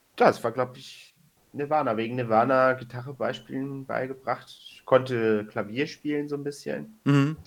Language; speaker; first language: German; native; German